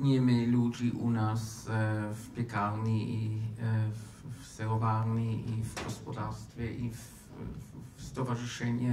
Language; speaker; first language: Polish; non-native, fluent; German